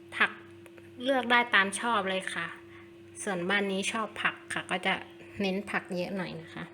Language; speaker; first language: Thai; non-native, local second language; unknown